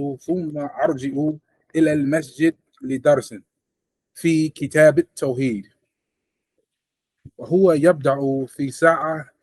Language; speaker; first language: Arabic; non-native, learner; English